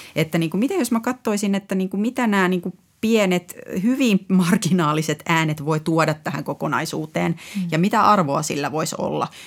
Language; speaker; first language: Finnish; native; Finnish